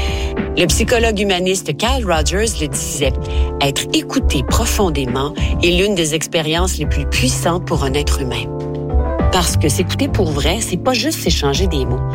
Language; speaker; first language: French; native; French